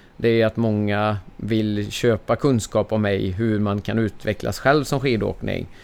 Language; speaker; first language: Swedish; native; Swedish